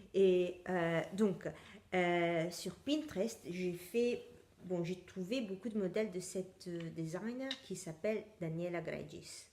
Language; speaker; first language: French; non-native, fluent; Italian